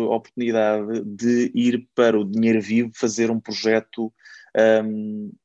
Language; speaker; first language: Portuguese; native; Portuguese